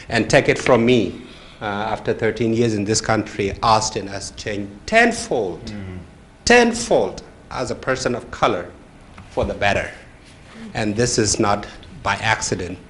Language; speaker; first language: English; non-native, fluent; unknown